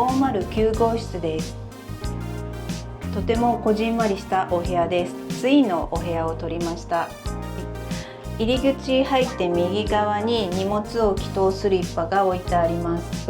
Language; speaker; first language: Japanese; native; Japanese